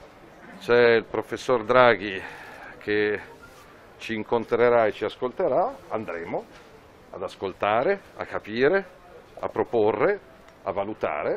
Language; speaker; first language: Italian; native; Italian